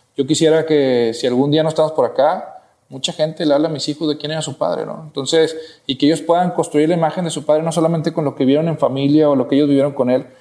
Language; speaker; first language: Spanish; native; Spanish